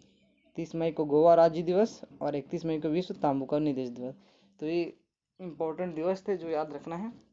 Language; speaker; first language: Hindi; native; Hindi